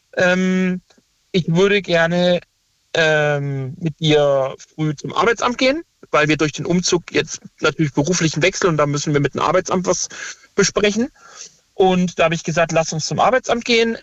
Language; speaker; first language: German; native; German